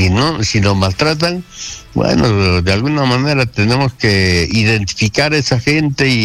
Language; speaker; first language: Spanish; native; Spanish